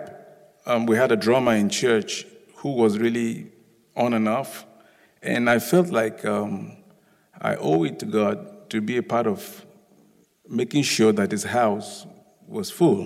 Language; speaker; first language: English; non-native, local second language; Yoruba